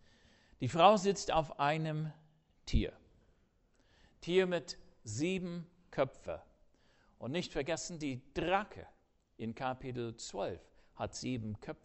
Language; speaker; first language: German; non-native, fluent; English